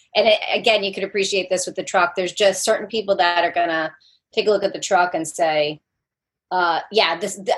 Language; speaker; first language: English; native; English